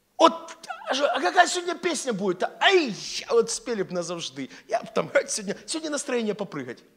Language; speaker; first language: Ukrainian; non-native, local second language; Russian